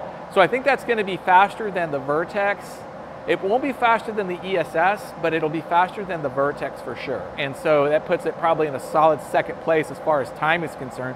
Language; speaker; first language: English; native; English